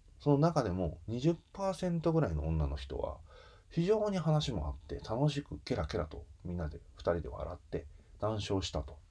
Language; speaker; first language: Japanese; native; Japanese